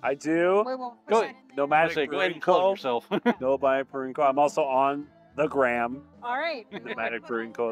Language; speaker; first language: English; native; English